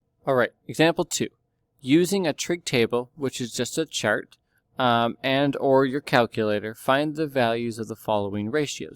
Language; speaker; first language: English; native; English